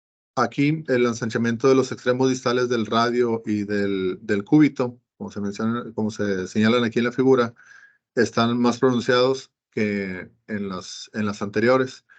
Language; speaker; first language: Spanish; native; Spanish